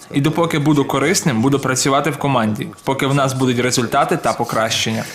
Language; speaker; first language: Ukrainian; non-native, fluent; Georgian